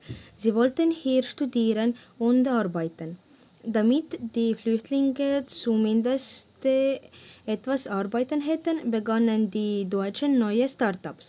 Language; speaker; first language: German; non-native, learner; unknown